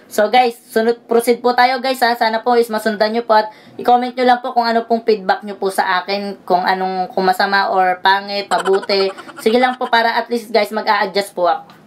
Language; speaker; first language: Filipino; native; Filipino